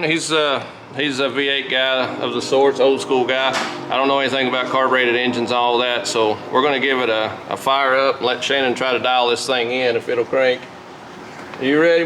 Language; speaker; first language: English; native; English